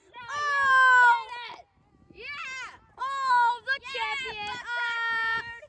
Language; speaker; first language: English; native; English